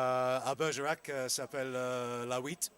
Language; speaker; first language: French; non-native, learner; English